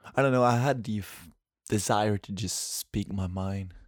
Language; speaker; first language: English; non-native, fluent; French